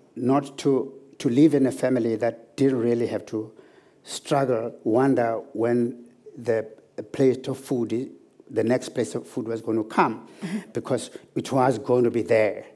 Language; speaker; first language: English; non-native, local second language; Zulu